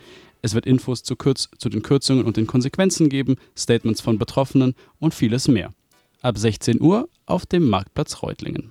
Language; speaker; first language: German; native; German